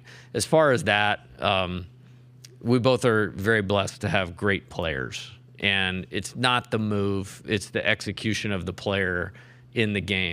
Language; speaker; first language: English; native; English